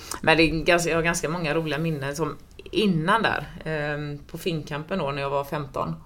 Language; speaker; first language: Swedish; native; Swedish